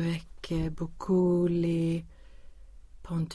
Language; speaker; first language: French; non-native, learner; Swedish